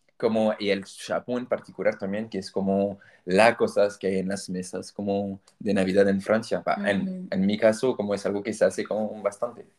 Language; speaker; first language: Spanish; non-native, fluent; French